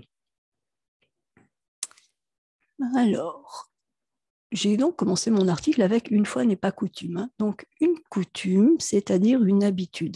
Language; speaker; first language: French; native; French